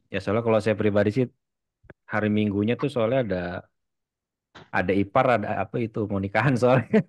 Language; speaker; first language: Indonesian; native; Indonesian